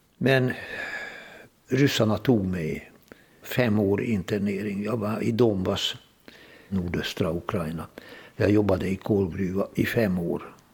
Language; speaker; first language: Swedish; non-native, fluent; Hungarian